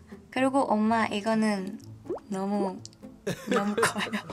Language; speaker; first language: Korean; non-native, learner; Thai